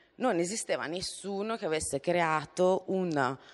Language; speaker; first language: Italian; native; Italian